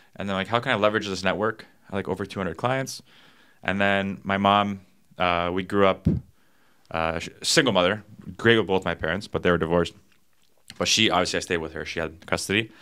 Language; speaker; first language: English; native; English